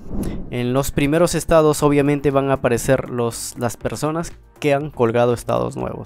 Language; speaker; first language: Spanish; native; Spanish